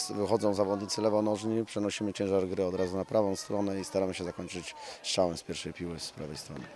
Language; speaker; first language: Polish; native; Polish